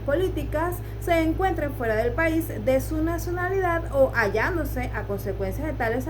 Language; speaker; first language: Spanish; native; Spanish